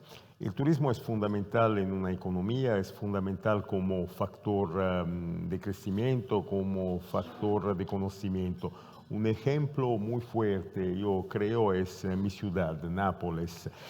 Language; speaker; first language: Spanish; non-native, fluent; Italian